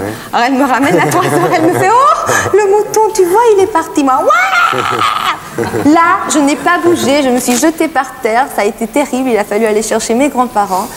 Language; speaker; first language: French; native; French